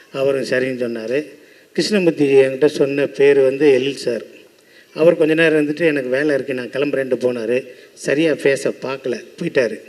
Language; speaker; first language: Tamil; native; Tamil